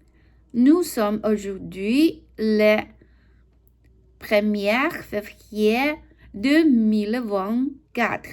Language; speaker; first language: French; non-native, learner; Chinese